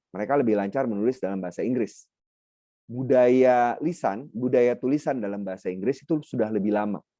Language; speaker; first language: Indonesian; non-native, local second language; Minangkabau